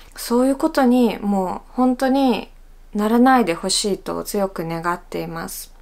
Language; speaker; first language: Japanese; non-native, fluent; Russian